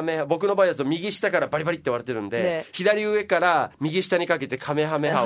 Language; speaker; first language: Japanese; native; Japanese